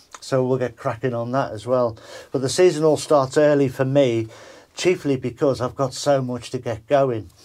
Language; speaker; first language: English; native; English